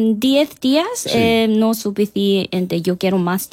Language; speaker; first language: Spanish; non-native, learner; Korean